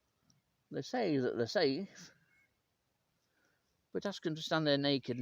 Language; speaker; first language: English; native; English